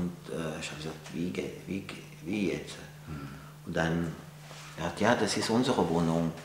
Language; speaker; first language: German; non-native, fluent; French